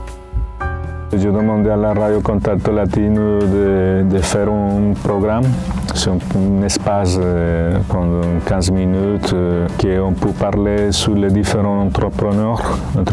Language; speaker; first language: French; non-native, fluent; Spanish